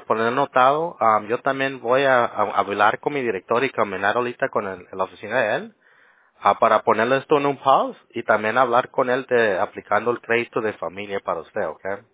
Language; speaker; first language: Spanish; early bilingual, heritage; Spanish